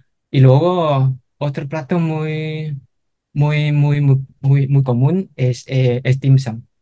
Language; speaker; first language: Spanish; non-native, fluent; Cantonese